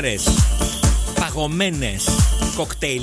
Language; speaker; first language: Greek; native; Greek